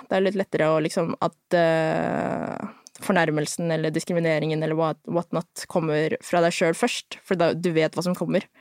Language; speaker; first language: Norwegian; early bilingual, other home language; Filipino